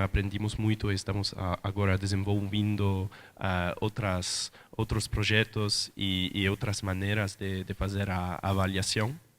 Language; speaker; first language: Portuguese; non-native, fluent; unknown